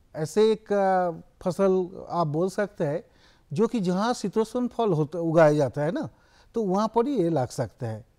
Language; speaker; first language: Hindi; non-native, local second language; Bangla